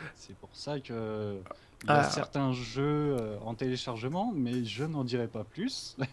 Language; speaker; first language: French; native; French